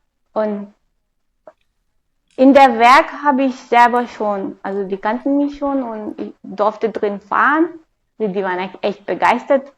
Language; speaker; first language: German; non-native, fluent; Hungarian